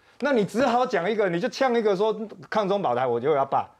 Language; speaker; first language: Chinese; native; Chinese